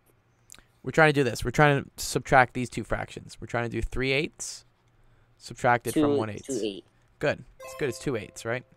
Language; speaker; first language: English; native; English